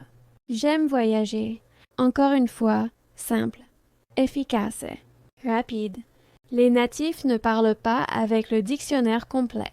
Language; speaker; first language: French; non-native, fluent; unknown